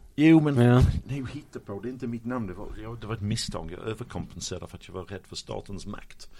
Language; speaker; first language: Swedish; non-native, fluent; English